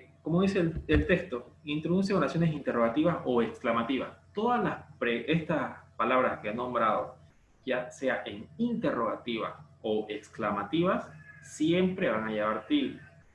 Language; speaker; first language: Spanish; native; Spanish